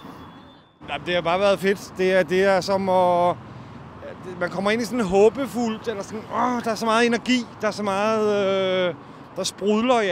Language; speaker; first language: Danish; native; Danish